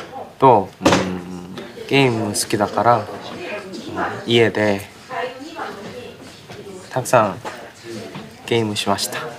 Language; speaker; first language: Japanese; non-native, learner; Korean